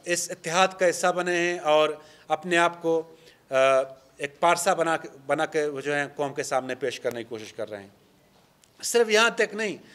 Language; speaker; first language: Urdu; non-native, local second language; Baluchi